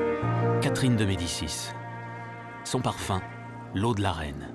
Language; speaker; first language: French; native; French